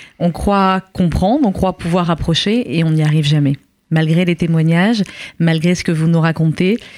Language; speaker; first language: French; native; French